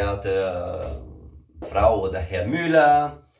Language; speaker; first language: German; non-native, learner; Portuguese